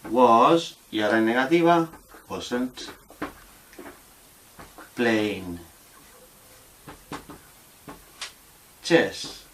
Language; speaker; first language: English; non-native, fluent; Spanish